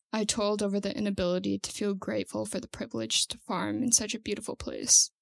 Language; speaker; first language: English; native; English